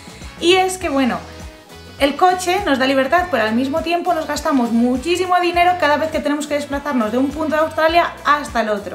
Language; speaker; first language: Spanish; native; Spanish